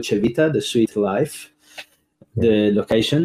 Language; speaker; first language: English; non-native, fluent; Italian